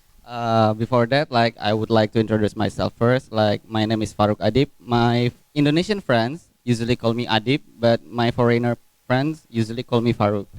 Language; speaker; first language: English; non-native, fluent; Indonesian